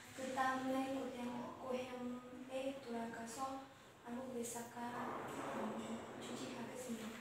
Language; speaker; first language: Korean; non-native, learner; Vietnamese